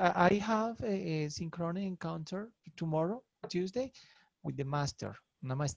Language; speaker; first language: English; non-native, learner; Spanish